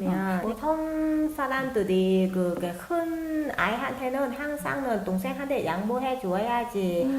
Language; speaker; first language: Korean; non-native, learner; Vietnamese